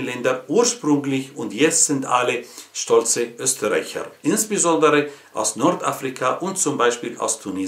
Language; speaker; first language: German; non-native, fluent; Arabic